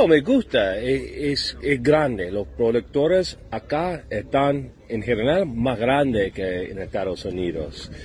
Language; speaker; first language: Spanish; non-native, learner; English